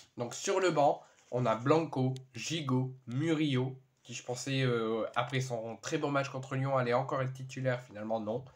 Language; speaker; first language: French; native; French